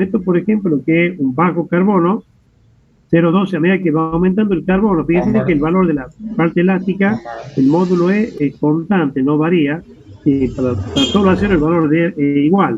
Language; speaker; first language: Spanish; native; Spanish